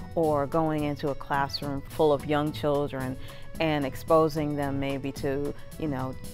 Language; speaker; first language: English; native; English